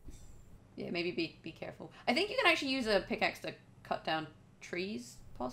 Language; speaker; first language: English; native; English